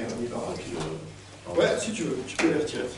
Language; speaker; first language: French; native; French